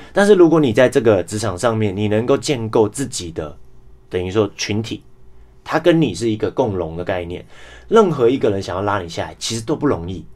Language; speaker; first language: Chinese; non-native, local second language; English